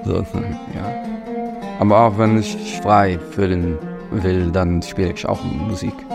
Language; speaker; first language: German; non-native, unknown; Arabic